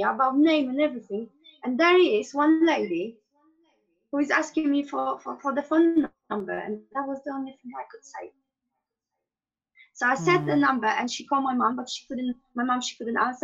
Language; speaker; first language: English; non-native, fluent; Polish